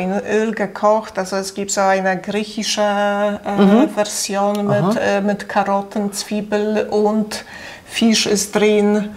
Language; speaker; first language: German; non-native, fluent; Polish